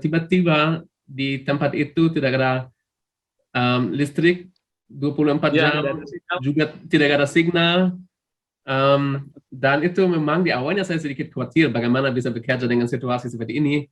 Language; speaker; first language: Indonesian; non-native, fluent; German